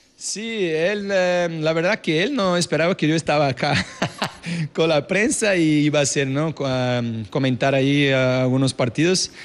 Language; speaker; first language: Spanish; non-native, fluent; Kabuverdianu